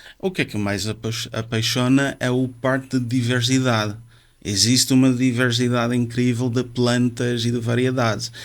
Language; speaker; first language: Portuguese; non-native, fluent; Dutch